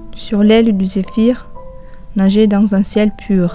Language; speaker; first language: French; non-native, learner; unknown